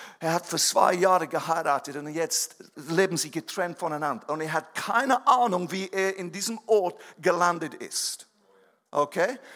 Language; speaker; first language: German; non-native, fluent; English